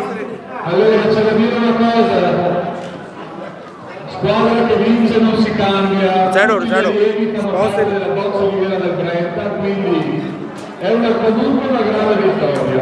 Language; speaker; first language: Italian; native; Italian